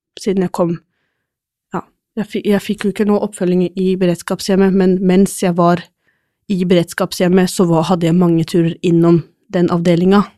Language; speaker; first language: Norwegian; non-native, fluent; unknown